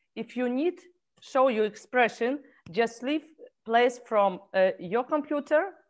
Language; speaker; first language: English; non-native, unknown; Polish